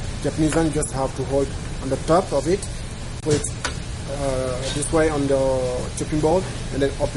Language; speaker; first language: English; non-native, fluent; French